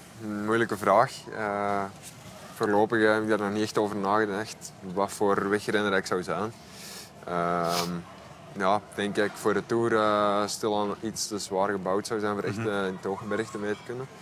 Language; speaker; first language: Dutch; native; Dutch